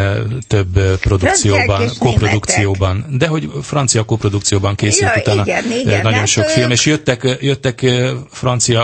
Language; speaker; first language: Hungarian; native; Hungarian